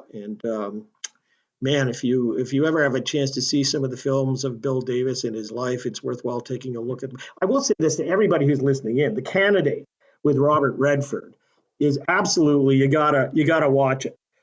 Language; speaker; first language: English; native; English